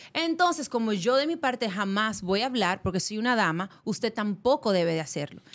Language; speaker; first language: Spanish; early bilingual, heritage; Spanish